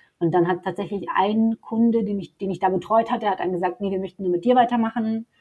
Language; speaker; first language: German; native; German